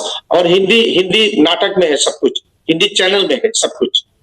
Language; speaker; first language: Hindi; non-native, learner; Bangla